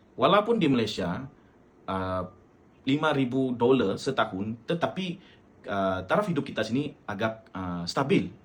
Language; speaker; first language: Malay; native; Malay